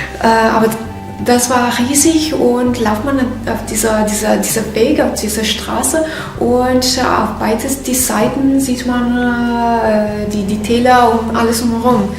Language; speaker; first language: German; non-native, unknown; Italian